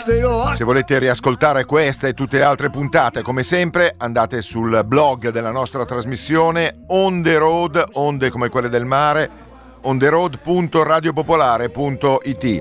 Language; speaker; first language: Italian; native; Italian